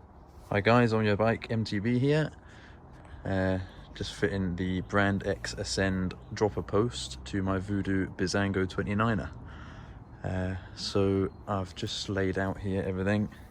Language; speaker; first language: English; native; English